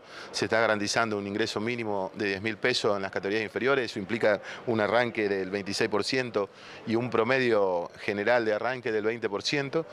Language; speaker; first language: Spanish; native; Spanish